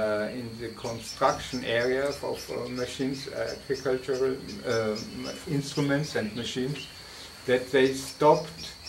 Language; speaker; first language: English; non-native, fluent; German